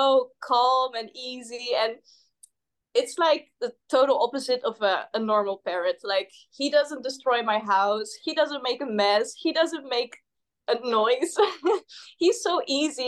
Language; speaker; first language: English; non-native, fluent; Dutch